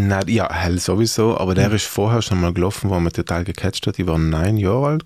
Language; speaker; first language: German; native; German